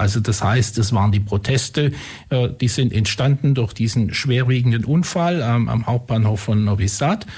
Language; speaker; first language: German; native; German